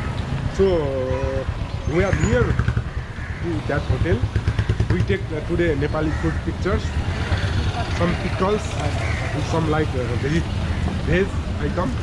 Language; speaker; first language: English; non-native, learner; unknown